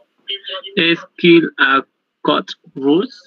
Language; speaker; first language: French; non-native, learner; Spanish